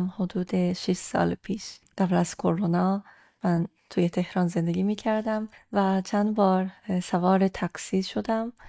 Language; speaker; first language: Persian; non-native, fluent; Japanese